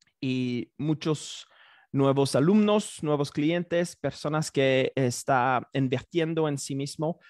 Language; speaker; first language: Spanish; non-native, fluent; French